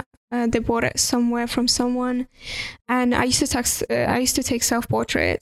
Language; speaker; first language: English; non-native, fluent; Russian